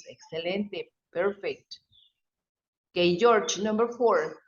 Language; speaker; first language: English; non-native, fluent; Spanish